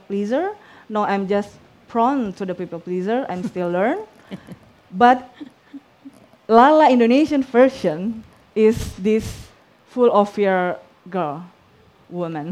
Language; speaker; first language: English; non-native, fluent; Indonesian